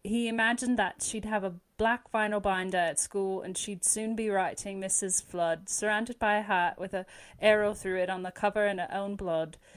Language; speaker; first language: English; native; English